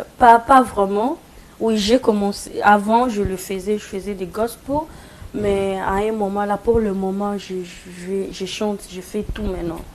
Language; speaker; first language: French; non-native, local second language; Lingala